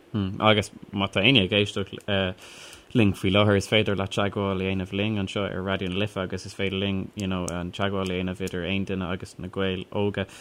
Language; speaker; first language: Irish; non-native, local second language; English